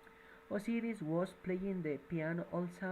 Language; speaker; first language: English; non-native, fluent; Spanish